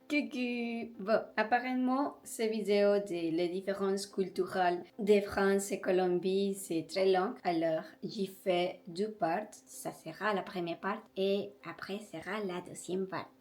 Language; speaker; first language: French; non-native, learner; Spanish